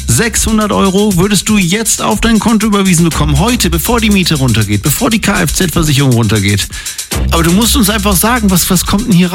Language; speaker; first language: German; native; German